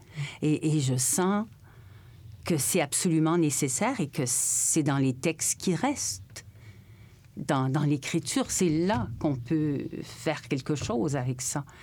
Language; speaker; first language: French; native; French